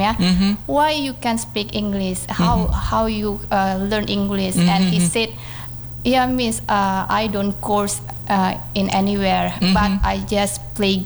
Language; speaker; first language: English; non-native, learner; Indonesian